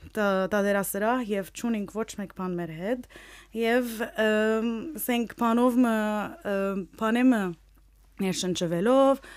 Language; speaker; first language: Armenian; early bilingual, heritage; Armenian